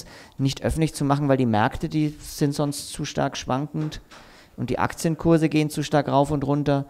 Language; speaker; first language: German; native; German